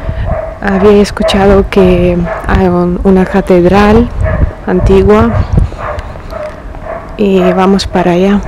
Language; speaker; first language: Spanish; non-native, fluent; Russian